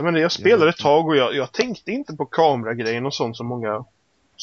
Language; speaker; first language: Swedish; native; Swedish